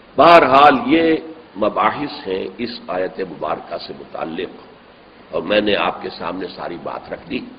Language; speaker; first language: Urdu; native; Urdu